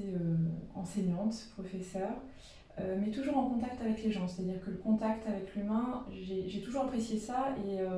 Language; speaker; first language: French; native; French